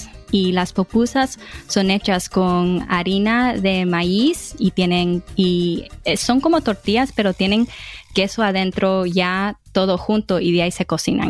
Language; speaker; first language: Spanish; early bilingual, heritage; English